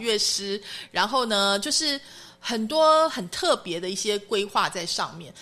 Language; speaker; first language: Chinese; native; Chinese